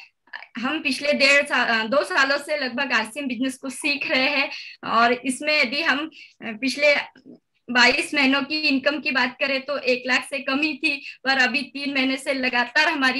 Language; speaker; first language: Hindi; native; Hindi